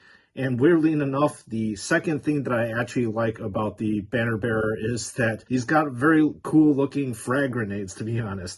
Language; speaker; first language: English; native; English